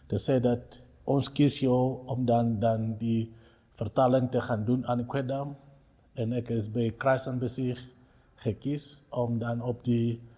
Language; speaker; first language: Afrikaans; non-native, local second language; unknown